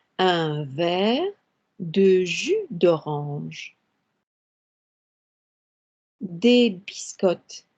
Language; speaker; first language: French; non-native, fluent; English